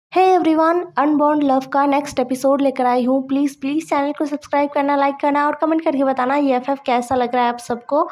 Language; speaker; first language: Hindi; non-native, local second language; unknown